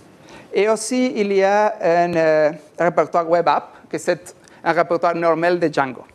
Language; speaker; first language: French; non-native, learner; Spanish